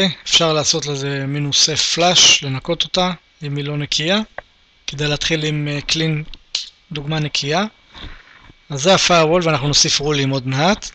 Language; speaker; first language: Hebrew; native; Hebrew